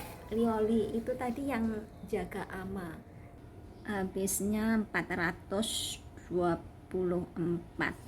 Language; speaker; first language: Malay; non-native, local second language; Javanese